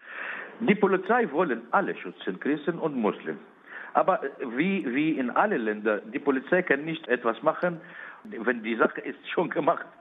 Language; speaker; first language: German; non-native, learner; Arabic